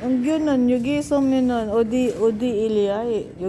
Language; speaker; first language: Korean; non-native, learner; Filipino